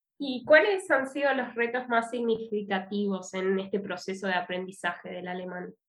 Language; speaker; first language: Spanish; native; Spanish